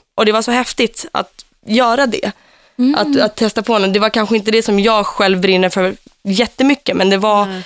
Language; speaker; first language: Swedish; early bilingual, heritage; Swedish